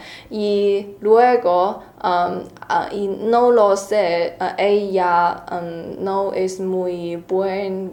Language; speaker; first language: Spanish; non-native, learner; Chinese